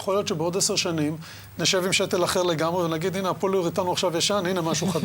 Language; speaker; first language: Hebrew; native; Hebrew